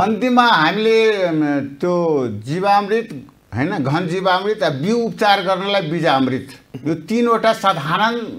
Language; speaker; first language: Nepali; non-native, local second language; Maithili